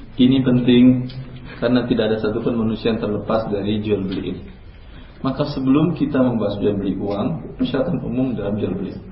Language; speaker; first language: Indonesian; non-native, local second language; Minangkabau